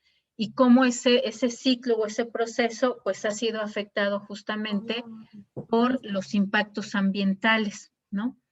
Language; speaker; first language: Spanish; native; Spanish